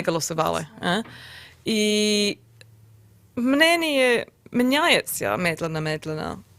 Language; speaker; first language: Russian; non-native, learner; English